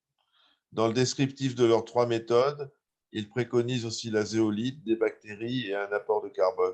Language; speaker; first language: French; native; French